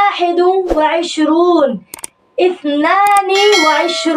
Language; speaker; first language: Arabic; non-native, fluent; Urdu